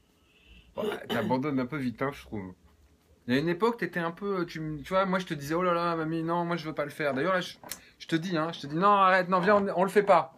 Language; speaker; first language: French; native; French